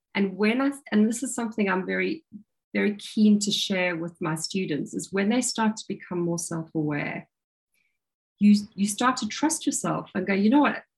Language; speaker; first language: English; native; English